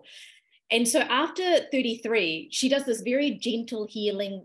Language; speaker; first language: English; native; English